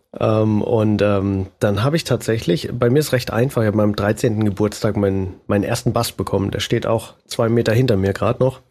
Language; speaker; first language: German; native; German